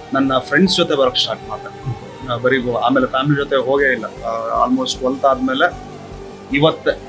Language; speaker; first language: Kannada; non-native, local second language; Konkani